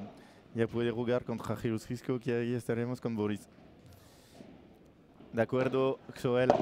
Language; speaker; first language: Spanish; non-native, learner; French